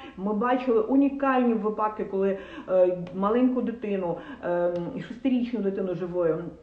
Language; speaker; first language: Ukrainian; non-native, local second language; Russian